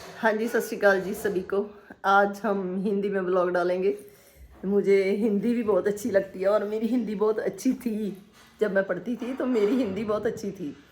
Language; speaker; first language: Hindi; non-native, local second language; Punjabi